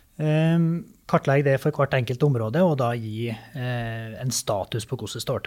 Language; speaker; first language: Norwegian; native; Norwegian